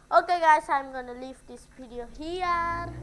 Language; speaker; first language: English; non-native, learner; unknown